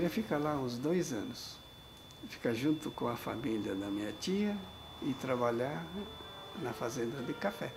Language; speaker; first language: Portuguese; non-native, fluent; Japanese